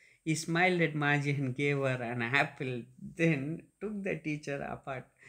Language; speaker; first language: English; non-native, local second language; Tamil